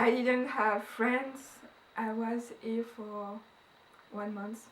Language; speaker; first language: English; non-native, learner; French